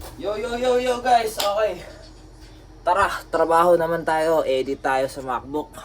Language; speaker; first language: Filipino; non-native, local second language; Hiligaynon